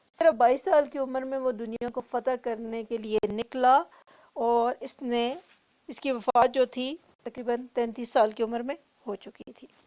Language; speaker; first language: Urdu; non-native, local second language; Northern Hindko